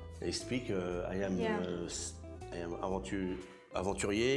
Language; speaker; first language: English; non-native, learner; French